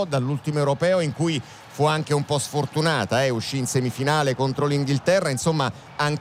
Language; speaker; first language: Italian; native; Italian